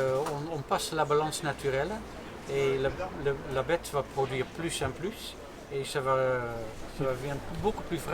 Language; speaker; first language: French; non-native, fluent; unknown